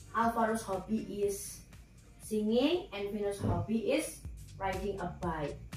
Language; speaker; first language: English; non-native, fluent; Indonesian